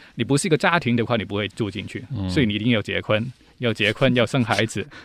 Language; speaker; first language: Chinese; non-native, local second language; Cantonese